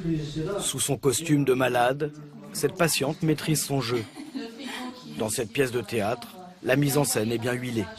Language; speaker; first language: French; native; French